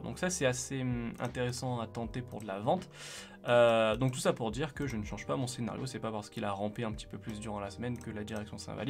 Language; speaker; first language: French; native; French